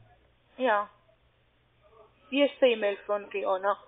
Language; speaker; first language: German; non-native, learner; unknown